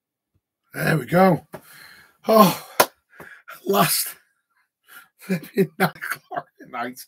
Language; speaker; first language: English; native; English